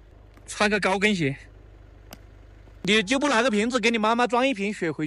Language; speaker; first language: Chinese; native; Chinese